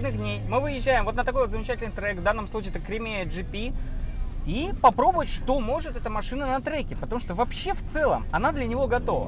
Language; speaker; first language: Russian; native; Russian